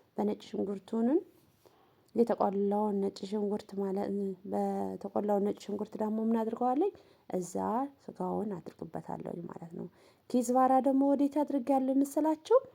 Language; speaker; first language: Amharic; non-native, local second language; Tigrinya